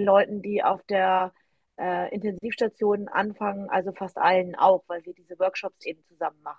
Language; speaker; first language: German; native; German